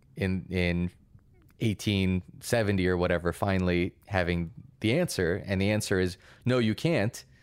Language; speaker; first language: English; early bilingual, other home language; Russian